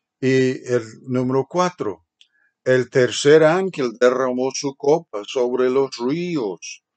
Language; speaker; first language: Spanish; non-native, fluent; English